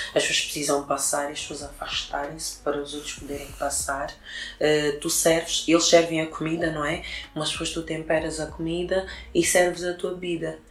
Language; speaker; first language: Portuguese; early bilingual, other home language; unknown